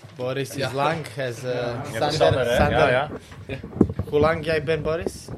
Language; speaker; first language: Dutch; non-native, learner; Serbian